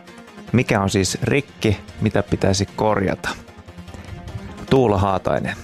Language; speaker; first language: Finnish; native; Finnish